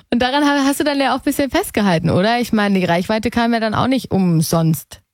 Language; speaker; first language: German; native; German